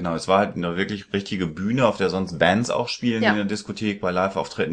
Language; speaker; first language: German; native; German